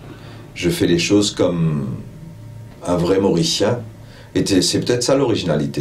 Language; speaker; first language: French; non-native, local second language; Morisyen